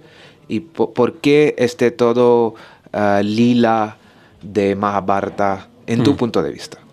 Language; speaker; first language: Spanish; non-native, learner; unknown